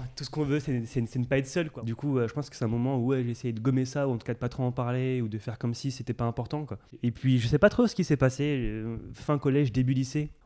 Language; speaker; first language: French; native; French